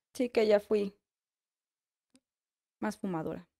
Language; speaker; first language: Spanish; native; Spanish